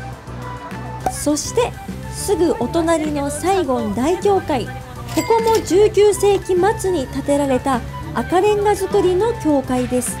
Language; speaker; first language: Japanese; native; Japanese